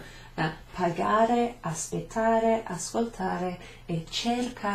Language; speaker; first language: Italian; non-native, fluent; English